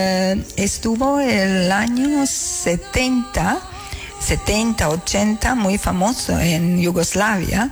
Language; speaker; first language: Spanish; non-native, learner; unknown